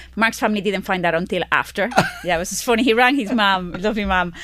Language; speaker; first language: English; non-native, fluent; Spanish